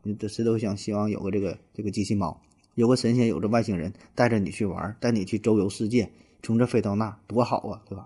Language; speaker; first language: Chinese; native; Chinese